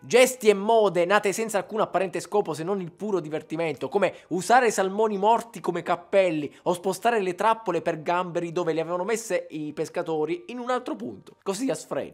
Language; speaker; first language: Italian; native; Italian